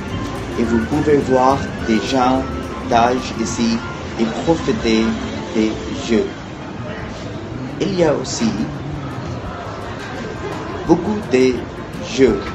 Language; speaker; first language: French; non-native, learner; English